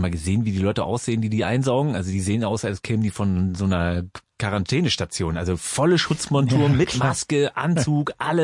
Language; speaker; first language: German; native; German